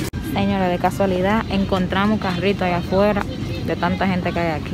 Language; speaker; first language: Spanish; native; Spanish